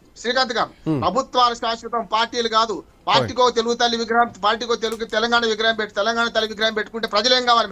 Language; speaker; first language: Telugu; native; Telugu